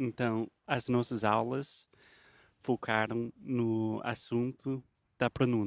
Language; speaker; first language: Portuguese; non-native, fluent; English